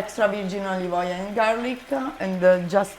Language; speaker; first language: English; non-native, learner; Italian